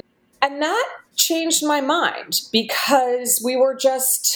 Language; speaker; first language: English; native; English